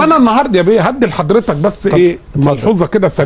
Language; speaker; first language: Arabic; native; Arabic